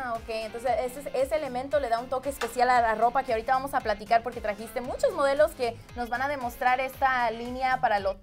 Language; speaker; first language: Spanish; native; Spanish